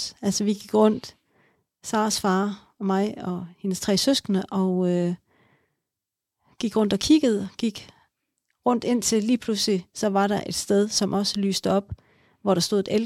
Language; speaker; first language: Danish; native; Danish